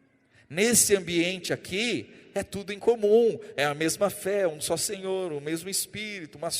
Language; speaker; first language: Portuguese; native; Portuguese